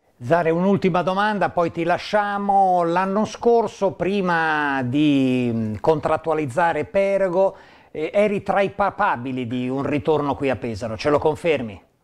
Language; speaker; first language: Italian; native; Italian